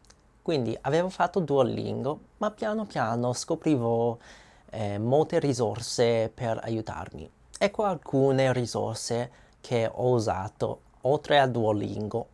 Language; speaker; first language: Italian; non-native, learner; English